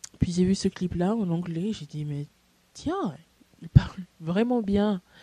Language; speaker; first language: French; non-native, fluent; English